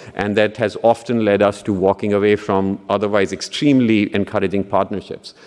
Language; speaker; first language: English; non-native, local second language; Punjabi